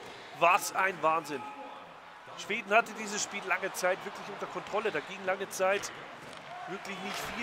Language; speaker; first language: German; native; German